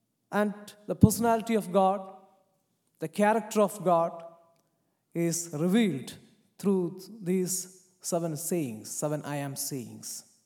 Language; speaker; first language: English; non-native, local second language; Malayalam